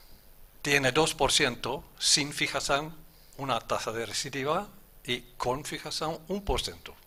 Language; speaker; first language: Spanish; non-native, fluent; German